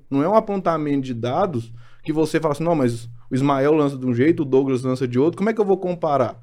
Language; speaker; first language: Portuguese; native; Portuguese